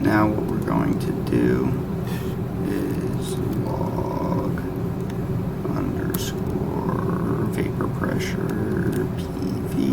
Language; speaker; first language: English; native; English